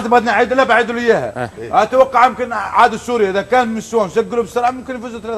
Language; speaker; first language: Arabic; native; Arabic